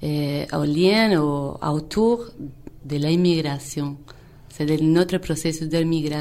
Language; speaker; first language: French; non-native, fluent; Spanish